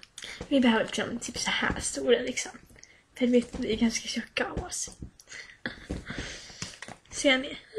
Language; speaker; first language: Swedish; native; Swedish